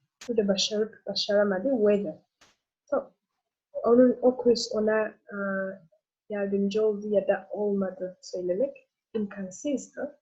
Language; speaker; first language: Turkish; non-native, learner; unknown